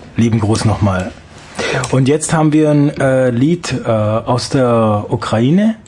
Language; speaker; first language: German; native; German